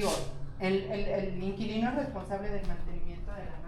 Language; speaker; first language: Spanish; native; Spanish